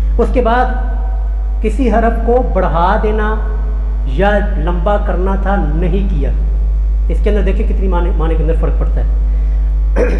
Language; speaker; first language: Urdu; non-native, local second language; Punjabi